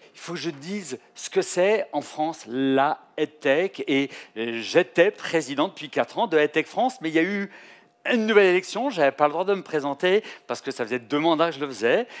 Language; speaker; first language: French; native; French